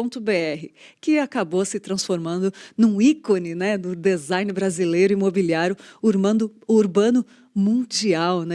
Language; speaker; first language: Portuguese; native; Portuguese